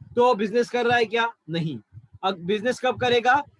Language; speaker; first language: Hindi; non-native, local second language; Marathi